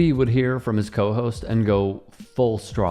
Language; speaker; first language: English; native; English